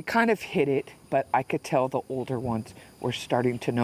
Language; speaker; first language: English; native; English